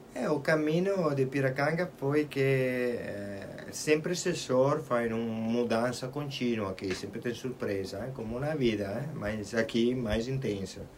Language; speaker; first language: Portuguese; non-native, fluent; Italian